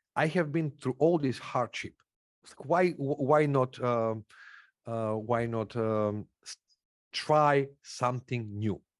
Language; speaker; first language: English; non-native, fluent; Macedonian